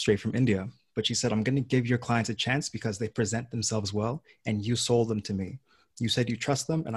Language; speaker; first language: English; native; English